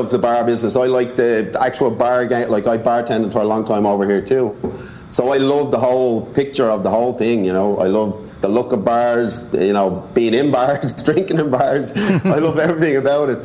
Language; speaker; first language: English; native; English